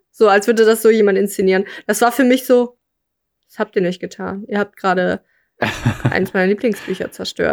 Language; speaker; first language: German; native; German